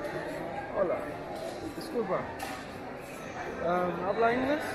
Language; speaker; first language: Spanish; non-native, learner; English